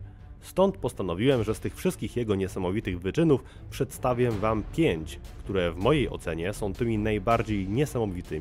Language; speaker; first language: Polish; native; Polish